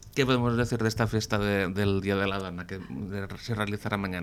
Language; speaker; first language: Spanish; non-native, local second language; Catalan